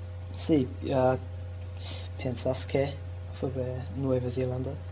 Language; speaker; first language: Spanish; non-native, learner; English